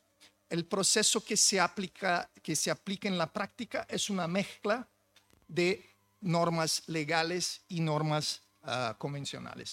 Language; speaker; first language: Spanish; non-native, fluent; Portuguese